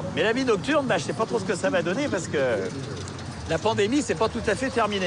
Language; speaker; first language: French; native; French